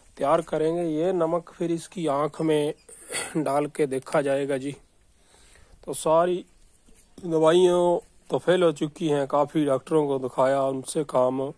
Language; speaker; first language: Hindi; non-native, local second language; Punjabi